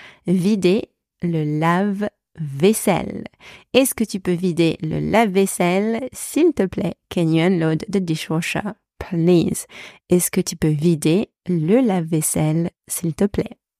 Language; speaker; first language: French; native; French